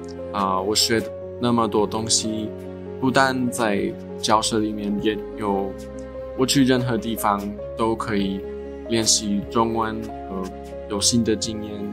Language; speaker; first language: Chinese; non-native, learner; English